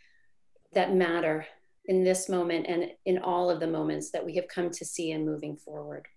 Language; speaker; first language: English; native; English